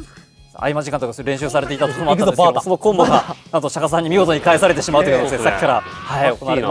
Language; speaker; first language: Japanese; native; Japanese